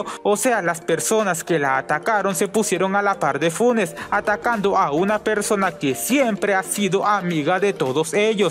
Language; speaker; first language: Spanish; native; Spanish